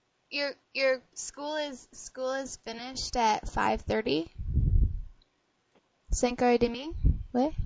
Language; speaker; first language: English; native; English